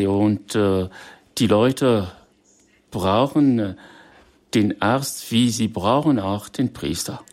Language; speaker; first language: German; non-native, fluent; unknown